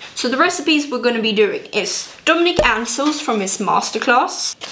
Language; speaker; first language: English; native; English